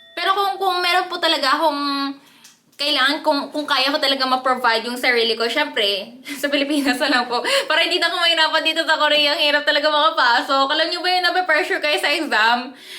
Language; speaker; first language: Filipino; early bilingual, other home language; Korean